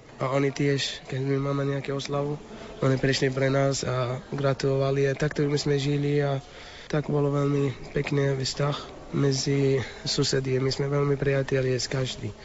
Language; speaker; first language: Slovak; non-native, learner; Arabic